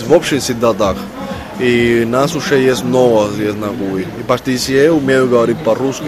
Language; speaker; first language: Russian; early bilingual, heritage; Spanish